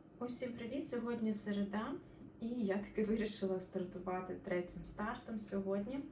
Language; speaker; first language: Ukrainian; non-native, local second language; Russian